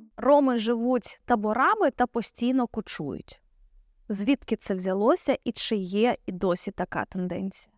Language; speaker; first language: Ukrainian; native; Ukrainian